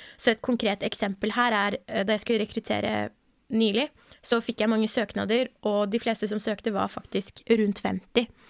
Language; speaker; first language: Norwegian; early bilingual, other home language; Persian